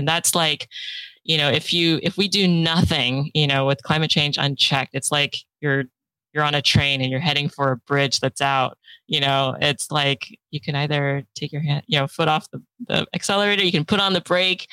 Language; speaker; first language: English; early bilingual, other home language; Chinese